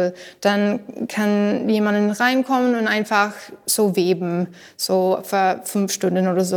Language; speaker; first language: German; non-native, learner; English